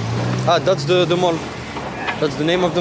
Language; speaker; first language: English; non-native, learner; French